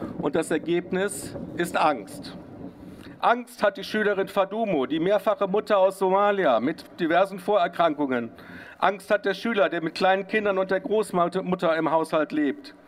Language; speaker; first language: German; native; German